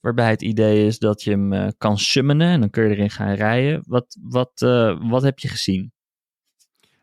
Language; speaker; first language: Dutch; native; Dutch